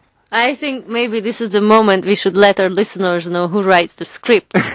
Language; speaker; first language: English; non-native, fluent; Hungarian